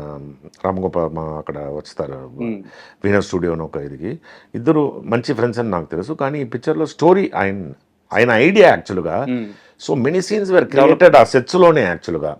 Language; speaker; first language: Telugu; non-native, fluent; Tamil